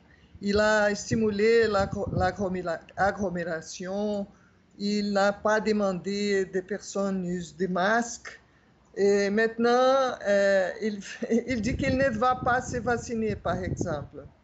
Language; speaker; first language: French; non-native, fluent; Portuguese